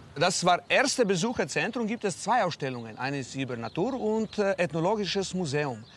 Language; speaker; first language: German; non-native, learner; Slovenian